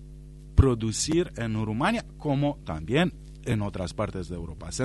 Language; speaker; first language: Spanish; non-native, fluent; Romanian